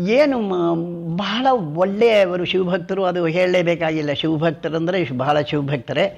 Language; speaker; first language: Kannada; non-native, local second language; Tamil